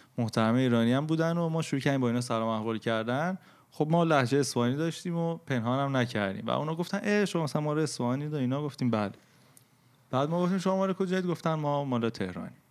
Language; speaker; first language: Persian; native; Persian